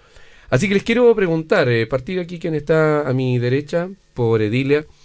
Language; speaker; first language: Spanish; native; Spanish